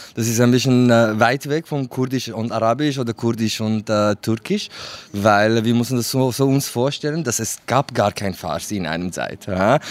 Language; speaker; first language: German; non-native, fluent; Kurdish